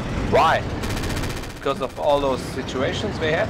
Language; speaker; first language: English; non-native, fluent; German